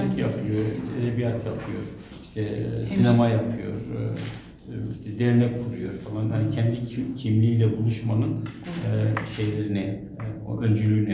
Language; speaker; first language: Turkish; native; Turkish